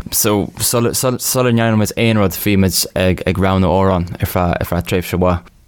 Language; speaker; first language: Irish; non-native, local second language; English